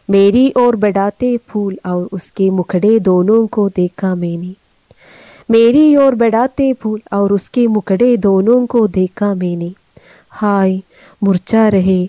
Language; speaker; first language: Hindi; non-native, local second language; Malayalam